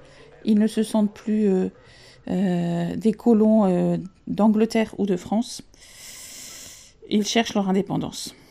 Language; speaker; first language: French; native; French